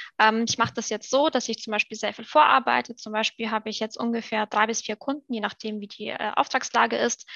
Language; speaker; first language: German; early bilingual, other home language; Russian